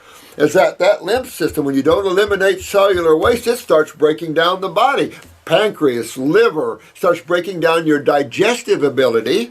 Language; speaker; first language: English; native; English